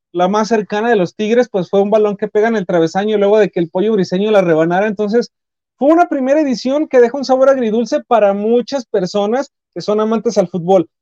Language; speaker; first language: Spanish; native; Spanish